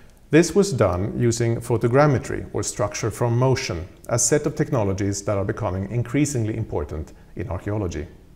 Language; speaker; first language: English; non-native, fluent; Swedish